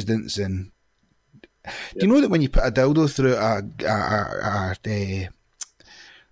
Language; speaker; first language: English; native; English